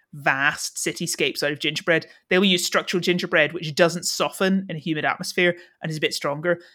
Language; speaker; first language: English; native; English